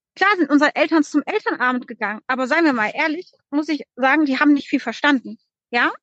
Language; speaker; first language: German; early bilingual, other home language; Polish